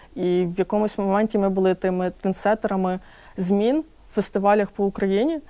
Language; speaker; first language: Ukrainian; native; Ukrainian